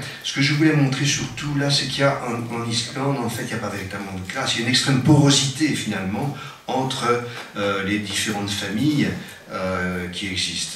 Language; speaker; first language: French; native; French